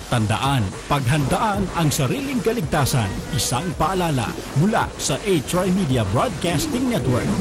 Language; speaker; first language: Filipino; native; Filipino